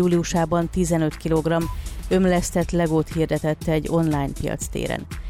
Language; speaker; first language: Hungarian; native; Hungarian